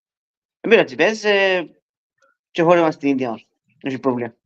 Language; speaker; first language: Greek; early bilingual, heritage; Greek